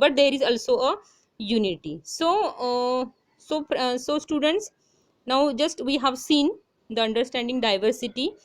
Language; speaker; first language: English; non-native, local second language; Marathi